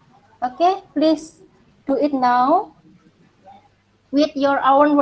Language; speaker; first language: English; non-native, fluent; Indonesian